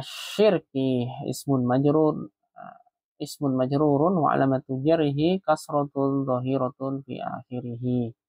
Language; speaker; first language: Arabic; non-native, fluent; Indonesian